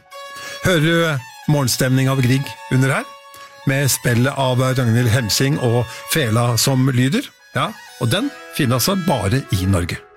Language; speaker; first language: Norwegian; native; Norwegian